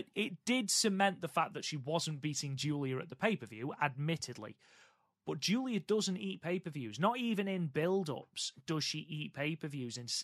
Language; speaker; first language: English; native; English